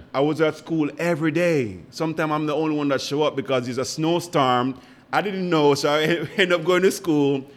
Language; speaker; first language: English; non-native, local second language; Jamaican Creole English